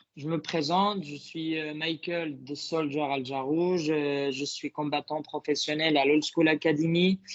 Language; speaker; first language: French; non-native, fluent; Arabic